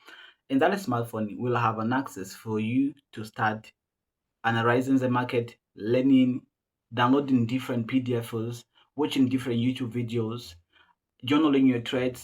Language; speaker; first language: English; non-native, local second language; Swahili